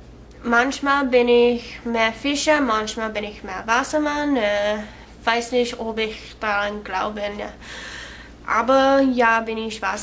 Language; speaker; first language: German; non-native, learner; English